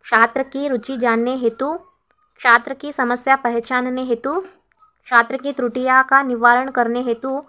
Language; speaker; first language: Hindi; non-native, local second language; Kannada